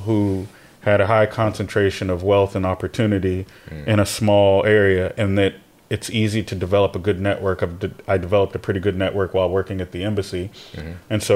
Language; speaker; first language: English; native; English